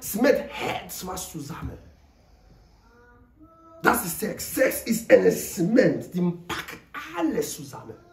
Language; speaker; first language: German; non-native, learner; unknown